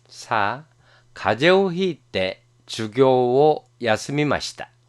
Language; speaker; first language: Japanese; non-native, fluent; Korean